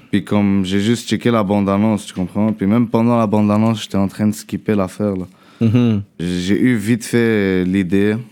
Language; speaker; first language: French; early bilingual, other home language; Arabic